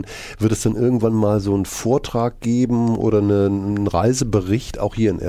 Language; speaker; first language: German; native; German